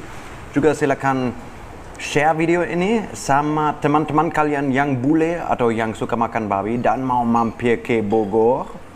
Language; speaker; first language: Indonesian; non-native, fluent; German